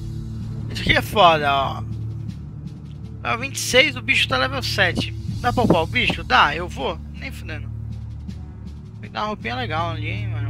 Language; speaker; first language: Portuguese; native; Portuguese